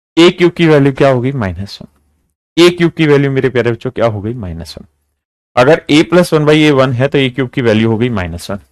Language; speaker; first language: Hindi; native; Hindi